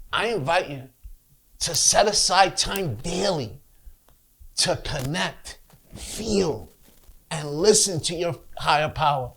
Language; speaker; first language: English; native; English